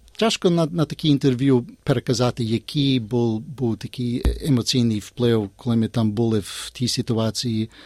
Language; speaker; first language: Ukrainian; early bilingual, heritage; Ukrainian